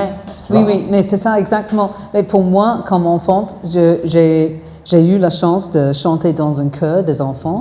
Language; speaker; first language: French; non-native, fluent; English